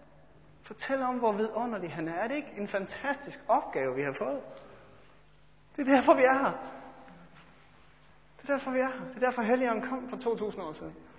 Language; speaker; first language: Danish; native; Danish